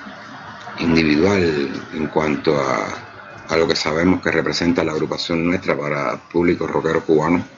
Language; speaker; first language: Spanish; native; Spanish